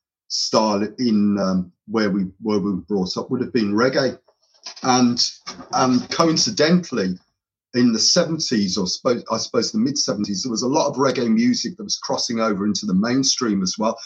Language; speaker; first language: English; native; English